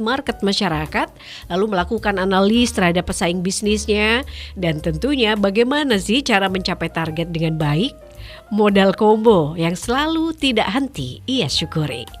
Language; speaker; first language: Indonesian; native; Indonesian